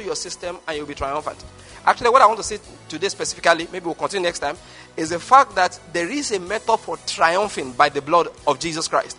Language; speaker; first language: English; non-native, local second language; Igbo